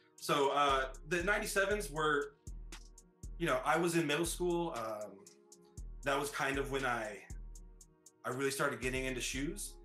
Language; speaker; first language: English; native; English